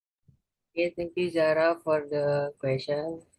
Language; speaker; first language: English; non-native, learner; Indonesian